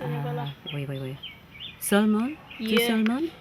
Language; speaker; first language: French; non-native, learner; English